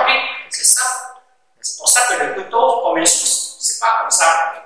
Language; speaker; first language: French; non-native, learner; Chinese